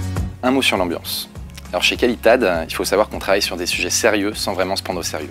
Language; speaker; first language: French; native; French